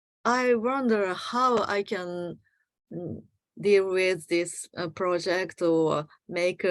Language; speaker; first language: English; non-native, learner; Japanese